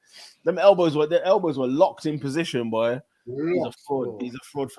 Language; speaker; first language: English; native; English